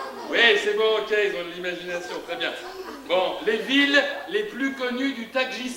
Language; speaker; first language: French; native; French